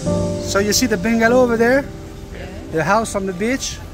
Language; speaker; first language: English; non-native, fluent; French